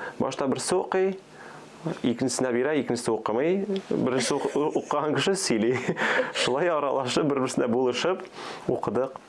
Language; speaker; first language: Tatar; early bilingual, other home language; Armenian